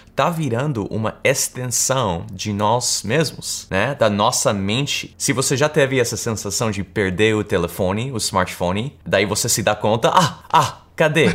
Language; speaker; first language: Portuguese; early bilingual, heritage; English